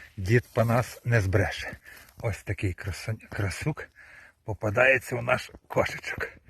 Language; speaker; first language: Ukrainian; native; Ukrainian